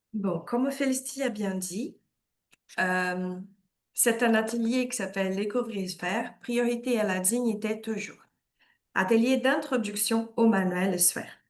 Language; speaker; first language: French; non-native, fluent; Portuguese